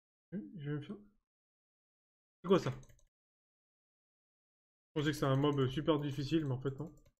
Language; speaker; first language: French; native; French